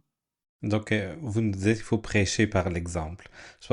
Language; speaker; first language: French; native; French